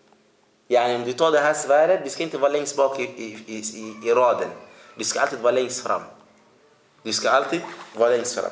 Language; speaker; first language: Swedish; early bilingual, other home language; Arabic